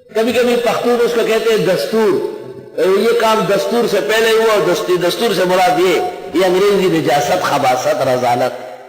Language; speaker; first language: Urdu; non-native, local second language; Pashto